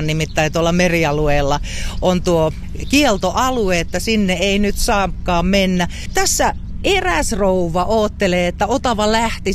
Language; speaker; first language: Finnish; native; Finnish